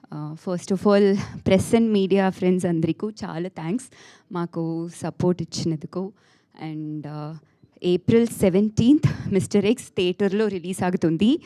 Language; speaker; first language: Telugu; non-native, local second language; Tamil